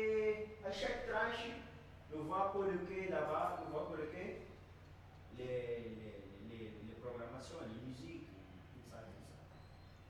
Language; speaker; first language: French; non-native, learner; Portuguese